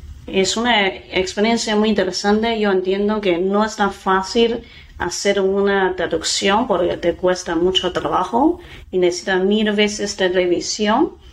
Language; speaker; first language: Spanish; non-native, fluent; Chinese